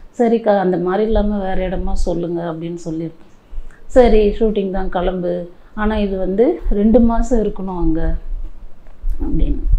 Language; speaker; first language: Tamil; native; Tamil